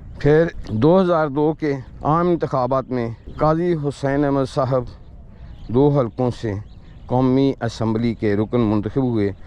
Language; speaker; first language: Urdu; non-native, local second language; Punjabi